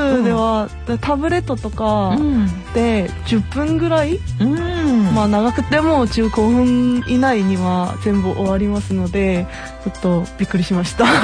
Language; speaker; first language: Japanese; non-native, fluent; Korean